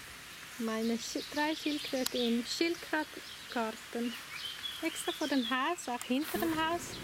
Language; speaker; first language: German; non-native, learner; Swedish